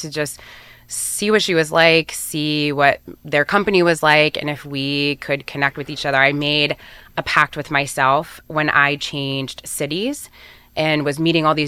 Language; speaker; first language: English; native; English